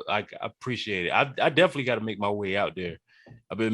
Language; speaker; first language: English; native; English